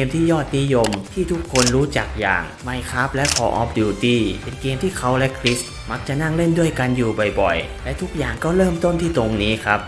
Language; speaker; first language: Thai; native; Thai